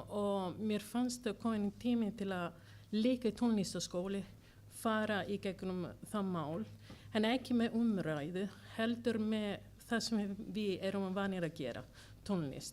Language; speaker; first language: Icelandic; non-native, learner; Italian